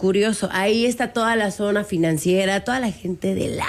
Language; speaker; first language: Spanish; native; Spanish